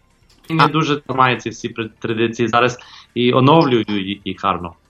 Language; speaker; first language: Ukrainian; non-native, fluent; English